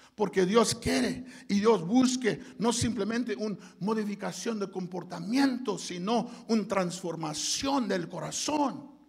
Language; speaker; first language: Spanish; early bilingual, heritage; Spanish